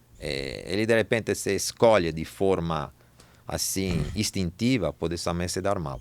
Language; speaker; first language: Portuguese; non-native, fluent; Italian